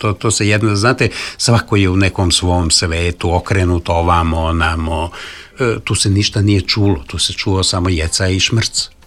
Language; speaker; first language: Serbian; non-native, local second language; Hungarian